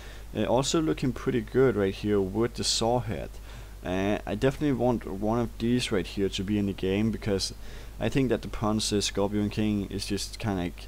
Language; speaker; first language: English; non-native, fluent; Danish